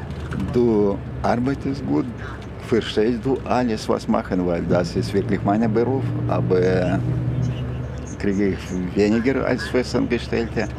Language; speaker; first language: German; non-native, learner; Ukrainian